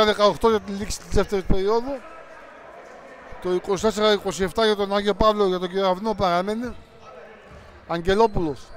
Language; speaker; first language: Greek; native; Greek